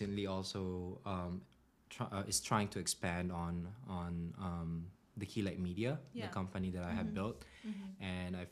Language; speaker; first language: English; non-native, local second language; Filipino